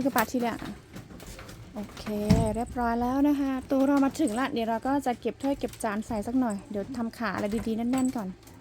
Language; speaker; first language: Thai; non-native, local second language; S'gaw Karen